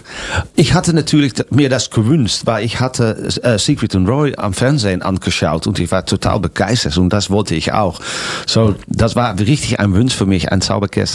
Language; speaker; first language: German; non-native, fluent; Dutch